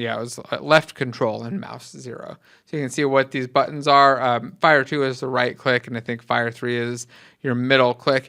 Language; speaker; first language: English; native; English